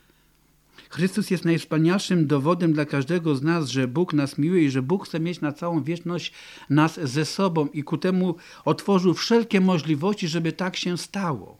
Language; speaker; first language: Polish; native; Polish